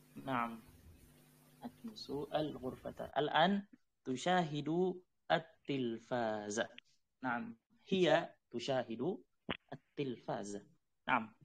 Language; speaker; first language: Arabic; non-native, fluent; Indonesian